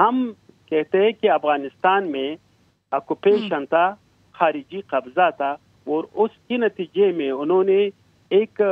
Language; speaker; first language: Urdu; non-native, fluent; Pashto